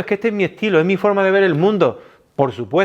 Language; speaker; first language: Spanish; native; Spanish